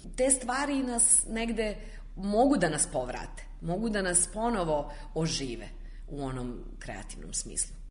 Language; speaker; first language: Serbian; native; Serbian